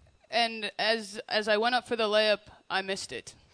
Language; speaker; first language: English; native; English